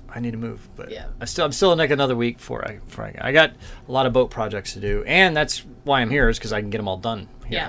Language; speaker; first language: English; native; English